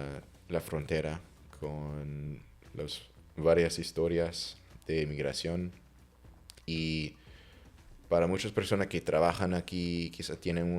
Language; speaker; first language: Spanish; non-native, fluent; English